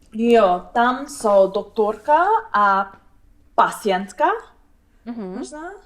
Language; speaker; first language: Czech; non-native, learner; English